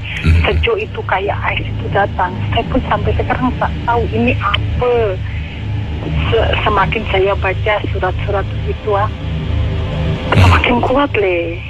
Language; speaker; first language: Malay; non-native, learner; Indonesian